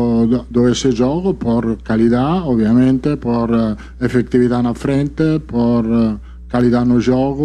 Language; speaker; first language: Portuguese; non-native, fluent; Italian